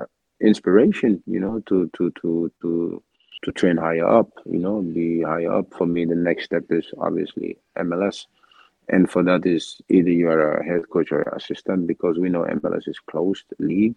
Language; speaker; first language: English; non-native, local second language; Wolof